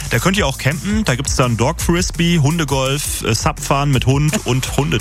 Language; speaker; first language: German; native; German